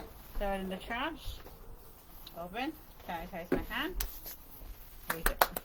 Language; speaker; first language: English; native; English